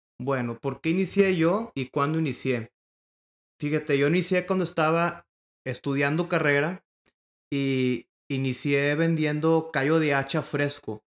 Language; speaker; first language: Spanish; native; Spanish